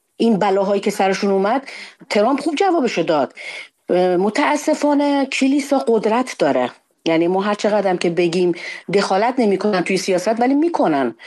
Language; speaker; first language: Persian; native; Persian